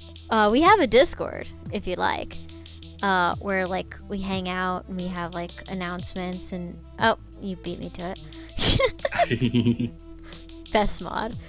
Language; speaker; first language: English; native; English